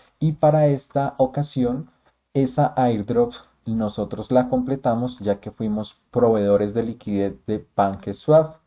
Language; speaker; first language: Spanish; native; Spanish